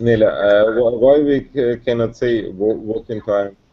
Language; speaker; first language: English; non-native, learner; Russian